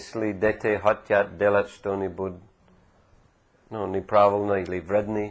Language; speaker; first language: Russian; non-native, fluent; English